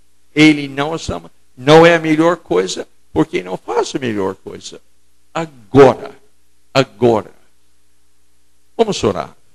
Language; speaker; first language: Portuguese; non-native, fluent; English